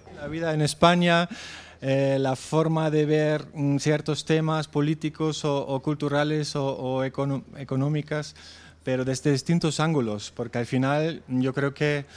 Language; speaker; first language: Spanish; non-native, fluent; German